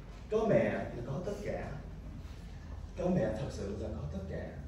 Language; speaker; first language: Vietnamese; early bilingual, heritage; Vietnamese